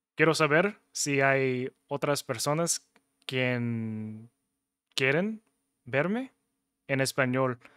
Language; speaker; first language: Spanish; non-native, learner; English